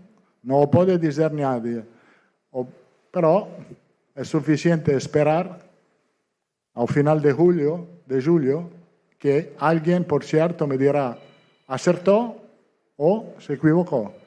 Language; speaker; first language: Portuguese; non-native, learner; Italian